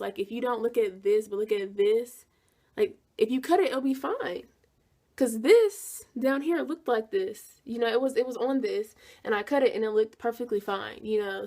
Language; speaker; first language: English; native; English